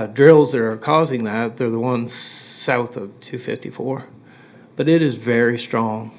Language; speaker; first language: English; native; English